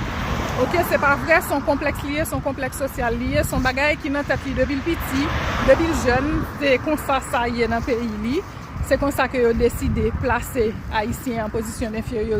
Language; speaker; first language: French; non-native, learner; Haitian Creole